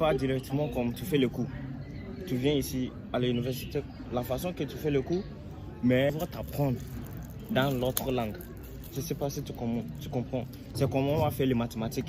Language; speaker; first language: French; non-native, learner; English